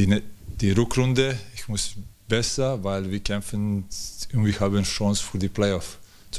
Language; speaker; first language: German; non-native, learner; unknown